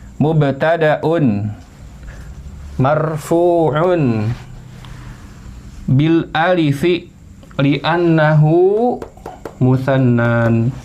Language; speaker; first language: Arabic; non-native, fluent; Indonesian